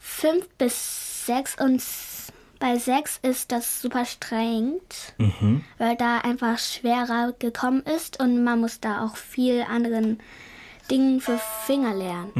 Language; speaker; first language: German; early bilingual, other home language; Chinese